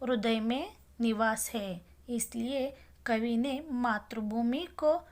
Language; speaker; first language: Hindi; non-native, local second language; Kannada